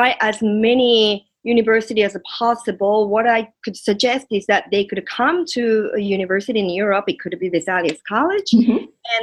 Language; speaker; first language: English; non-native, fluent; Japanese